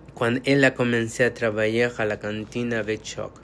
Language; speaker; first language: French; non-native, learner; Spanish